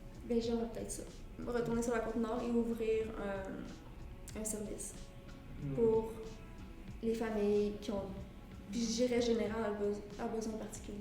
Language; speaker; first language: French; native; French